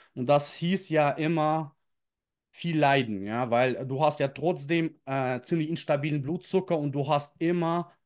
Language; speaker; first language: German; early bilingual, other home language; Russian